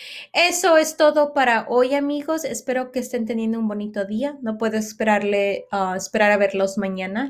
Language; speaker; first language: Spanish; early bilingual, heritage; Spanish